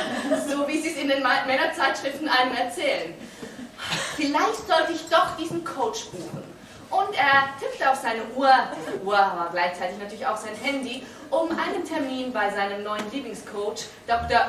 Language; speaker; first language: German; native; German